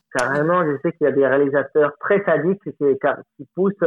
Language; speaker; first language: French; non-native, fluent; Spanish